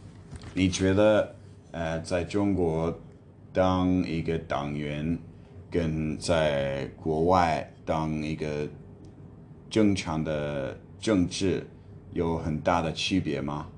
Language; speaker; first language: Chinese; non-native, fluent; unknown